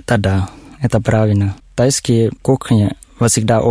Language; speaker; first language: Russian; non-native, learner; Thai